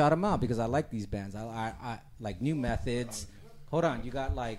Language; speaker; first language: English; native; English